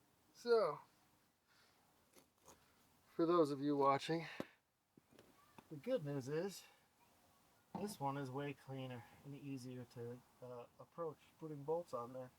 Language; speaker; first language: English; native; English